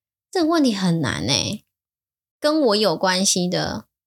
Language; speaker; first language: Chinese; native; Chinese